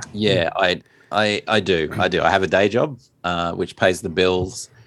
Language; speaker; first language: English; native; English